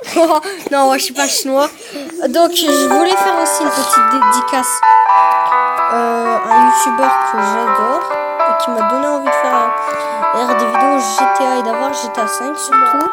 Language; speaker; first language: French; native; French